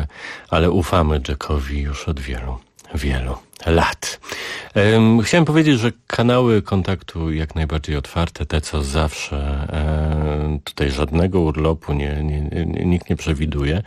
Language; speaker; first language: Polish; native; Polish